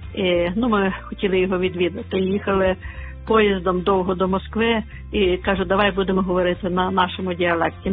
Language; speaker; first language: Ukrainian; native; Ukrainian